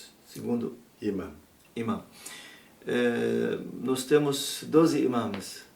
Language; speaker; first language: Portuguese; non-native, learner; Arabic